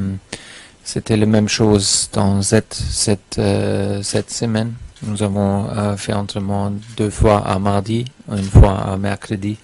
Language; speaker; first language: French; non-native, fluent; German